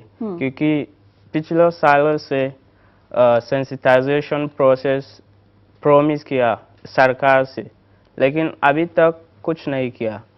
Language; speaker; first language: Hindi; non-native, learner; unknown